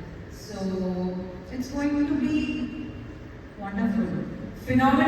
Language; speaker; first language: English; non-native, local second language; Malayalam